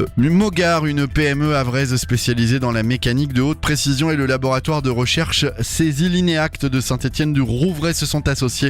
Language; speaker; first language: French; native; French